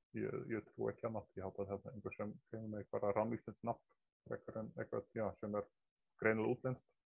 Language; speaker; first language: Icelandic; non-native, fluent; Dutch